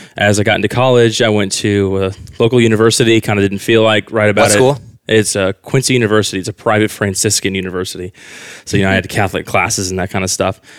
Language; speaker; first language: English; native; English